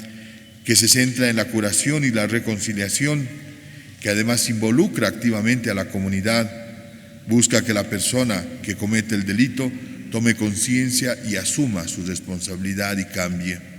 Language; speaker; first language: Spanish; native; Spanish